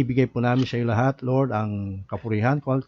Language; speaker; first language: Filipino; native; Filipino